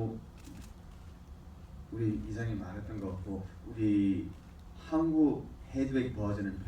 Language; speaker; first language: Korean; early bilingual, heritage; English